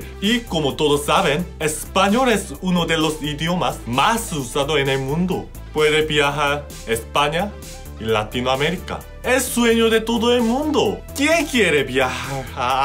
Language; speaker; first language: Spanish; non-native, fluent; Korean